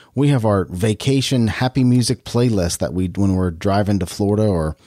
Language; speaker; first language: English; native; English